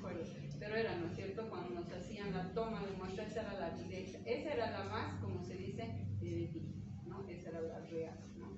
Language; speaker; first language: Spanish; native; Spanish